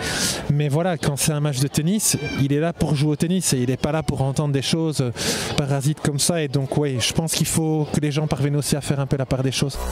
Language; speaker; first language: French; native; French